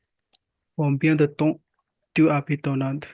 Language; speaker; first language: French; non-native, learner; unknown